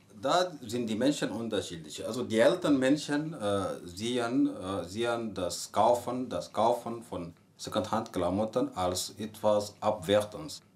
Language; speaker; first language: German; non-native, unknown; Arabic